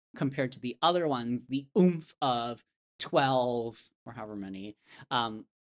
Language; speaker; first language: English; non-native, local second language; Cantonese